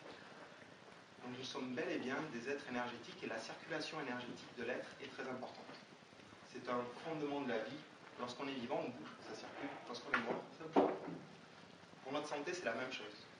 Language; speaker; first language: French; native; French